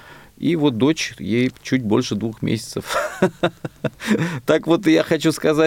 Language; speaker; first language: Russian; native; Russian